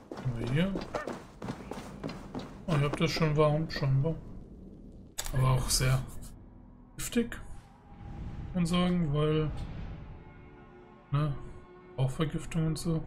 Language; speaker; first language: German; native; German